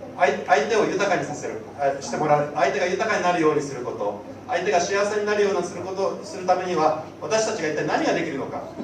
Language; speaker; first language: Japanese; native; Japanese